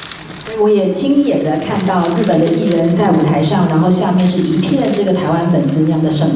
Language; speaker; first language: Chinese; native; Chinese